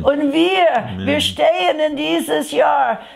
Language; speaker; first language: German; non-native, fluent; English